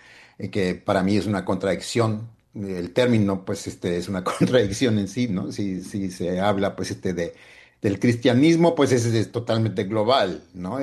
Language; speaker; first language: Spanish; early bilingual, heritage; Spanish